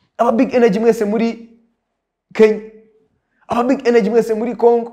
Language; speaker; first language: Kinyarwanda; early bilingual, heritage; Kinyarwanda